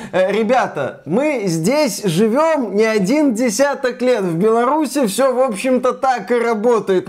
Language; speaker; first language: Russian; native; Russian